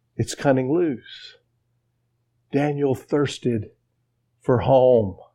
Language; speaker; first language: English; native; English